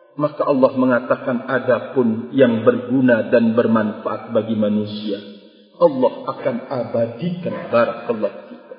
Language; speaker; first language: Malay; non-native, local second language; Sasak